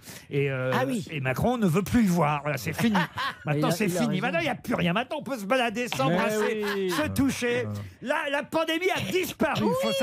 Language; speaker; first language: French; native; French